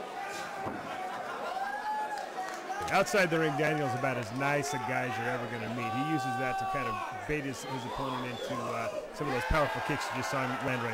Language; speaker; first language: English; native; English